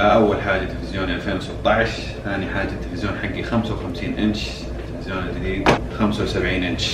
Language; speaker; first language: Arabic; native; Arabic